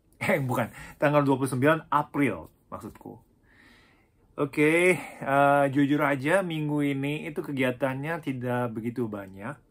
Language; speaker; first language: Indonesian; non-native, fluent; Japanese